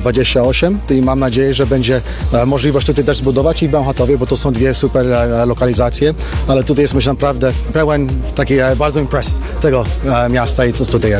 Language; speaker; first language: Polish; early bilingual, heritage; Polish